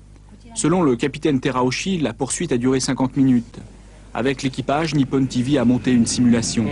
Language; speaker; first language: French; native; French